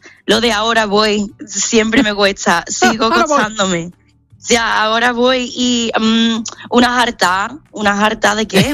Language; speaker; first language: Spanish; non-native, fluent; English